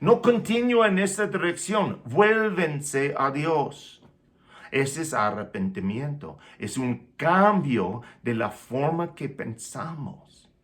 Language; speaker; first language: Spanish; non-native, fluent; English